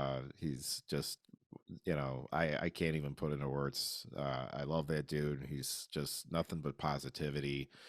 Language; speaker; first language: English; native; English